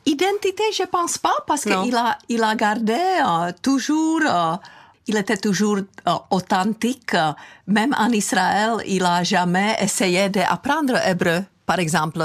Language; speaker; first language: French; non-native, fluent; Czech